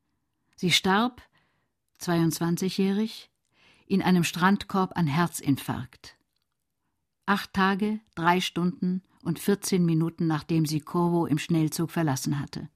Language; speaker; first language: German; native; German